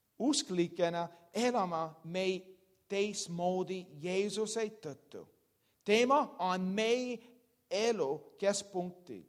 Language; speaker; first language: Estonian; non-native, learner; English